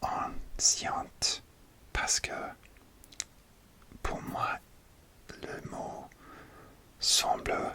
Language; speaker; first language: French; non-native, learner; English